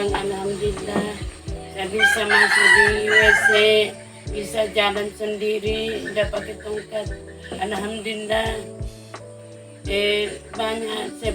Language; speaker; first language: Indonesian; non-native, local second language; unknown